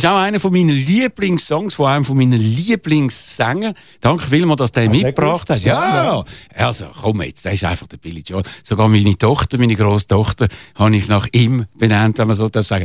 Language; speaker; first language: German; native; German